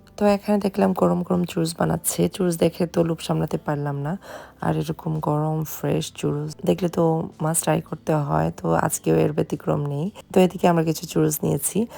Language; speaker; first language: Bangla; native; Bangla